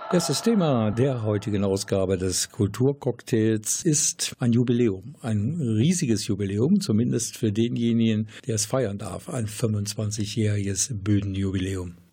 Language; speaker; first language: German; native; German